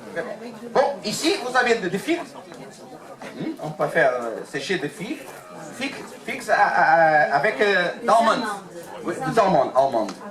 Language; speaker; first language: French; non-native, learner; Portuguese